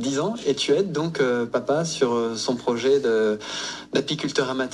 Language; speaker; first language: French; native; French